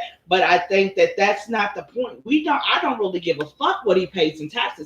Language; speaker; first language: English; native; English